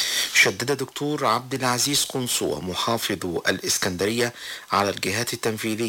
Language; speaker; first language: Arabic; native; Arabic